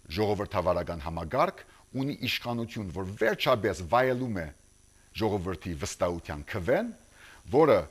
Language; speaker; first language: Armenian; early bilingual, heritage; Armenian